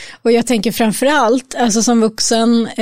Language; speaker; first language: Swedish; native; Swedish